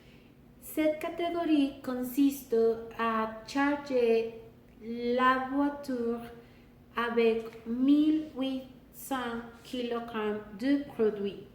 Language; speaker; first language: French; non-native, learner; Spanish